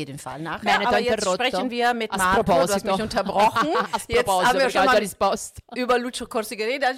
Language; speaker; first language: German; non-native, fluent; Italian